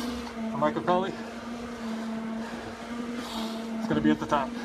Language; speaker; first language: English; native; English